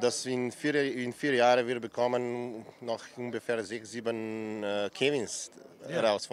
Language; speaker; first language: German; non-native, learner; Slovenian